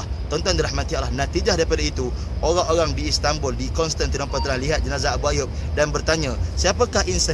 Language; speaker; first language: Malay; native; Malay